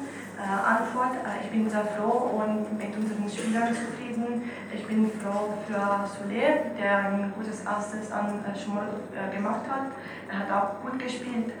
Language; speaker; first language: German; non-native, fluent; Italian